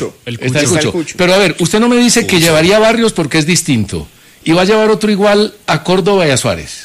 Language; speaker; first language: Spanish; native; Spanish